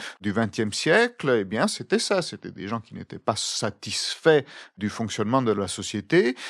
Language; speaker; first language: French; non-native, fluent; Italian